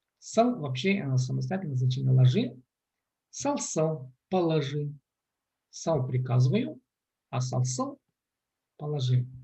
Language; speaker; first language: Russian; non-native, local second language; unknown